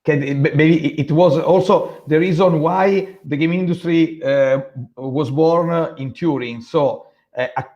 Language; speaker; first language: English; non-native, fluent; Italian